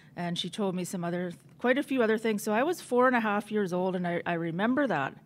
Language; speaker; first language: English; native; English